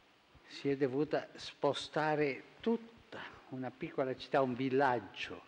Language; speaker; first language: Italian; non-native, fluent; Spanish